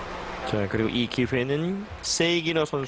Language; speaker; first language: Korean; native; Korean